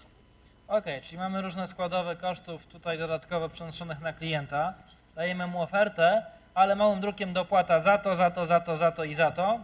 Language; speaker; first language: Polish; native; Polish